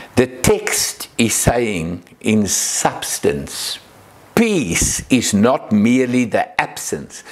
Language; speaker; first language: English; non-native, local second language; Afrikaans